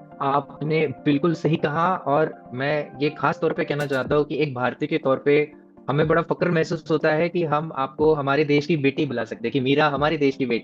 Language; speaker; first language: Hindi; native; Hindi